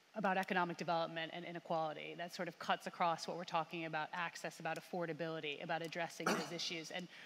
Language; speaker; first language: English; native; English